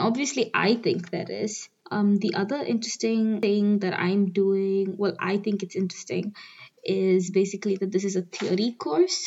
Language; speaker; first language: English; non-native, local second language; Hindi